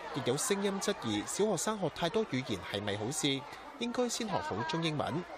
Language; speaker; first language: Chinese; non-native, local second language; Cantonese